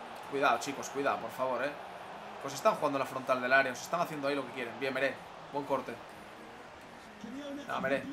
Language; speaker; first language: Spanish; native; Spanish